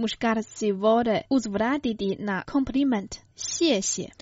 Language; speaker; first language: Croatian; non-native, fluent; Chinese